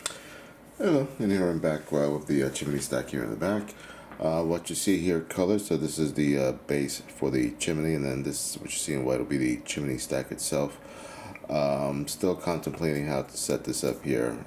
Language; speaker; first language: English; native; English